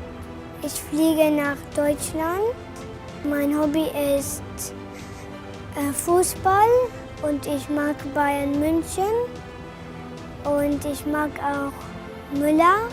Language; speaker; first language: German; non-native, learner; Arabic